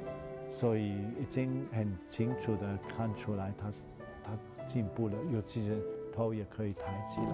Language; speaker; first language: Chinese; non-native, fluent; German